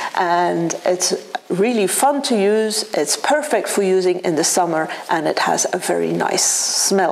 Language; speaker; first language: English; non-native, fluent; Dutch